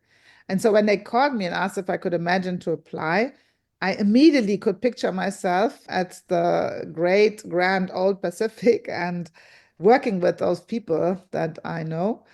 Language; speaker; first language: English; non-native, fluent; German